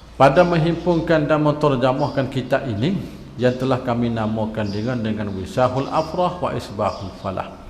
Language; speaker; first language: Malay; native; Malay